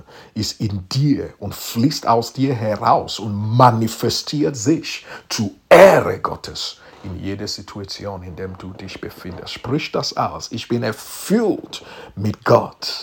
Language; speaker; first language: German; non-native, fluent; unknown